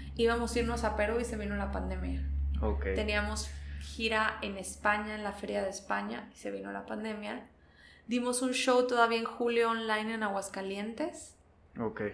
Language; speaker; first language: Spanish; native; Spanish